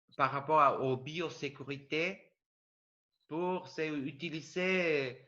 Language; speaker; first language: French; non-native, learner; Spanish